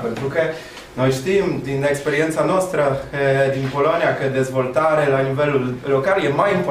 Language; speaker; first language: Romanian; non-native, fluent; Polish